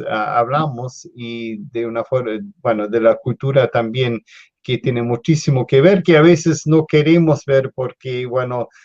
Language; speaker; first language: Spanish; non-native, fluent; English